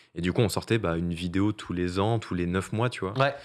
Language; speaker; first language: French; native; French